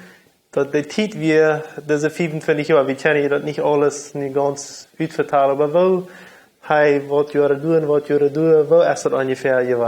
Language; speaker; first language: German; non-native, local second language; Plautdietsch